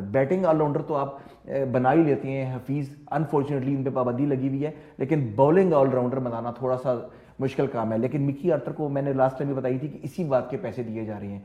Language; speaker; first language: Urdu; native; Urdu